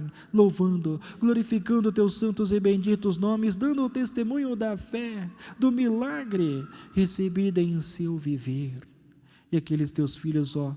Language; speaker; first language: Portuguese; native; Portuguese